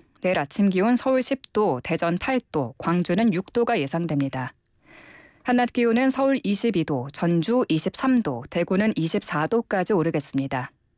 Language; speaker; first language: Korean; native; Korean